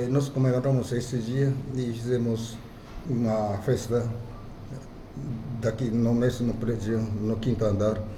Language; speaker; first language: Portuguese; non-native, fluent; Japanese